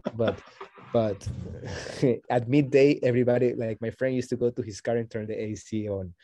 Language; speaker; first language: English; non-native, fluent; Spanish